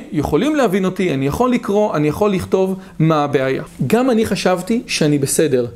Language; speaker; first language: Hebrew; native; Hebrew